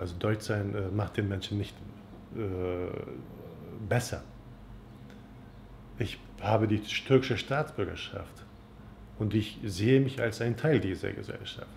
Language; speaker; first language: German; non-native, fluent; Turkish